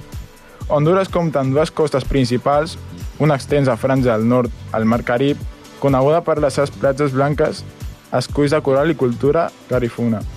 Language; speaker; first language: Catalan; non-native, learner; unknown